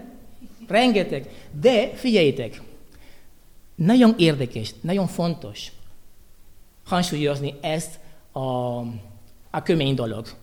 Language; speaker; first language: Hungarian; non-native, learner; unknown